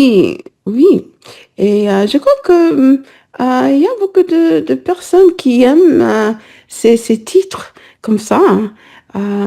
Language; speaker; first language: French; non-native, learner; English